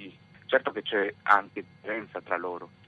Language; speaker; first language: Italian; non-native, fluent; Spanish